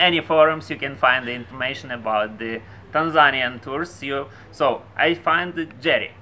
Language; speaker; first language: English; non-native, learner; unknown